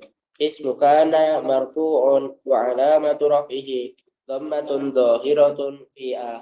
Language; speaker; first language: Arabic; non-native, learner; Indonesian